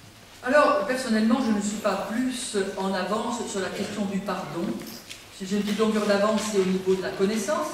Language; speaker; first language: French; native; French